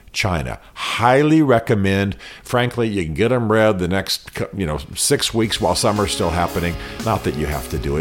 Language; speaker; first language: English; native; English